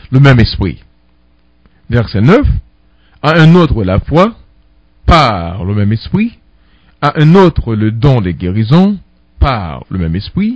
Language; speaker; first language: French; non-native, local second language; Haitian Creole